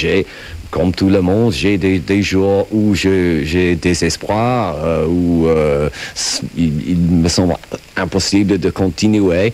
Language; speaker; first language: French; non-native, fluent; English